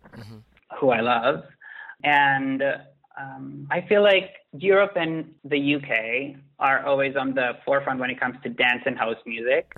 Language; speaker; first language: English; non-native, fluent; Italian